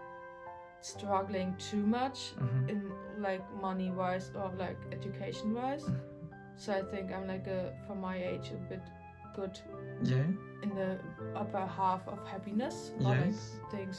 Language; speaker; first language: English; non-native, fluent; German